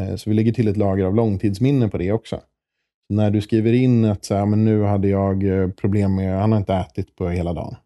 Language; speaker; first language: Swedish; native; Swedish